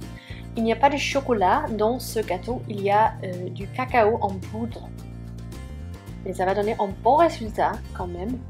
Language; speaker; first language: French; non-native, fluent; Swedish